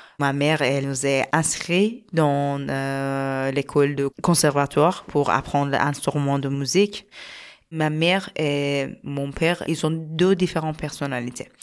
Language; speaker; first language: French; non-native, learner; Persian